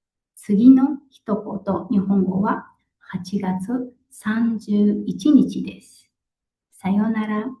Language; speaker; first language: Japanese; non-native, local second language; Mongolian